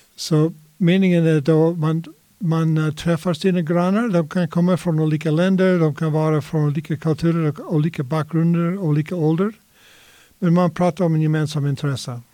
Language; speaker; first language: Swedish; non-native, fluent; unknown